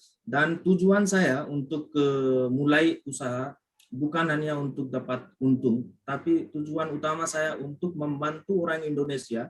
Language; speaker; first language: Indonesian; non-native, fluent; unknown